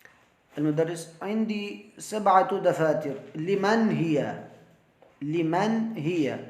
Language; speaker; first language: Arabic; non-native, fluent; Urdu